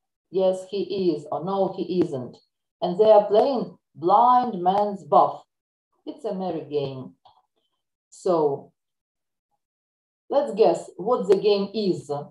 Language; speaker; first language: English; non-native, fluent; Ukrainian